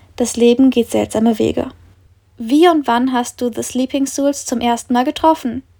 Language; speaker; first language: German; native; German